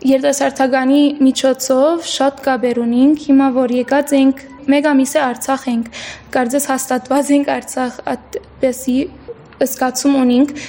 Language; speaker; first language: Armenian; early bilingual, heritage; Armenian